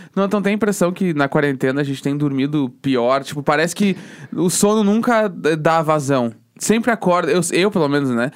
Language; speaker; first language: Portuguese; native; Portuguese